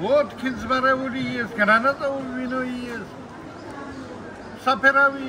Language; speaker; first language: Russian; non-native, fluent; Georgian